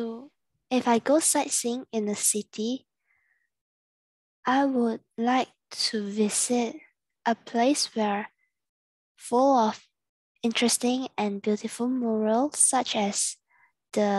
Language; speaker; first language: English; non-native, learner; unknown